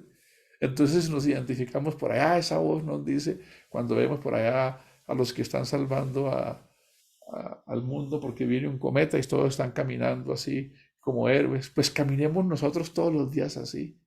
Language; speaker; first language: Spanish; native; Spanish